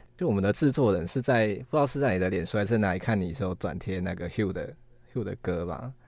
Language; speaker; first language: Chinese; native; Chinese